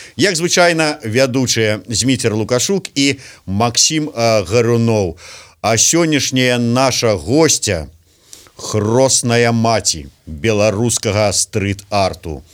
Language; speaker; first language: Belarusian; non-native, local second language; Russian